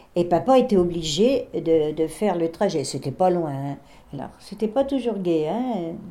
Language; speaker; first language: French; native; French